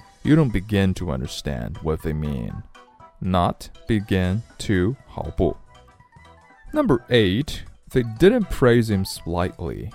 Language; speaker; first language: English; non-native, fluent; Chinese